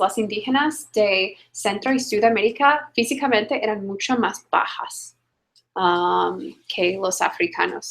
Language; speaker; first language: Spanish; non-native, fluent; English